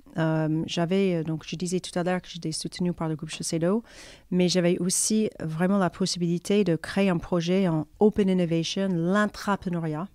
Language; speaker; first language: French; non-native, fluent; English